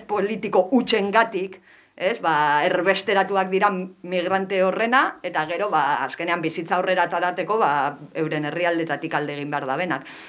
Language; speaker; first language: Basque; non-native, local second language; Spanish